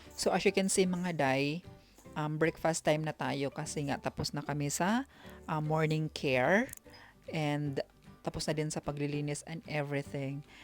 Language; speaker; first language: Filipino; non-native, local second language; Cebuano